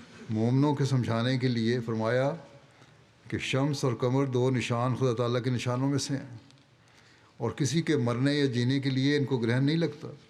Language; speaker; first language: Urdu; native; Urdu